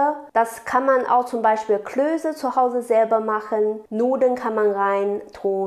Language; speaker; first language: German; non-native, learner; Chinese